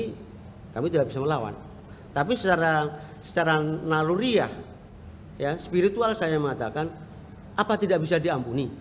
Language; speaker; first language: Indonesian; native; Indonesian